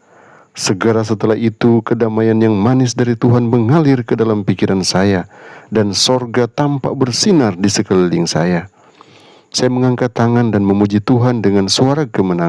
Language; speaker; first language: Indonesian; native; Indonesian